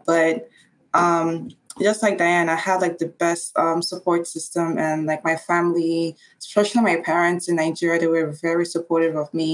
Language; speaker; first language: English; non-native, local second language; Igbo